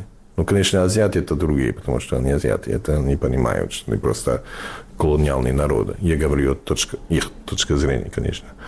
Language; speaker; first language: Russian; non-native, fluent; English